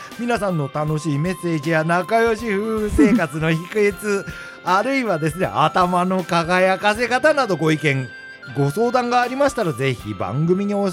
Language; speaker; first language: Japanese; native; Japanese